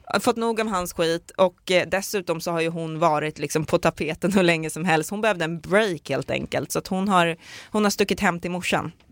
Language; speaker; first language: Swedish; native; Swedish